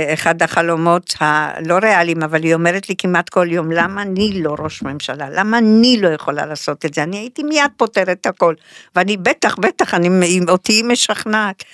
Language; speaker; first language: Hebrew; non-native, fluent; Spanish